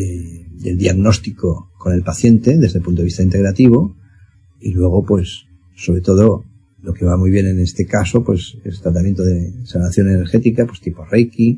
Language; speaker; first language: Spanish; native; Spanish